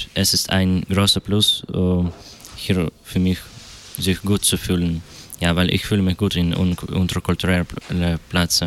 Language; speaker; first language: German; non-native, learner; Russian